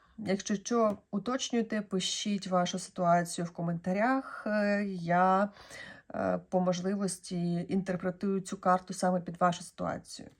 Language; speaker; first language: Ukrainian; non-native, local second language; Russian